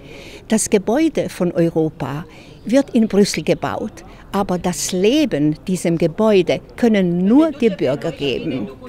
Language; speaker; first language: German; non-native, fluent; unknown